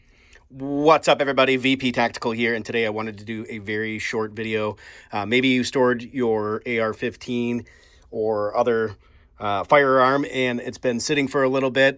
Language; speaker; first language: English; native; English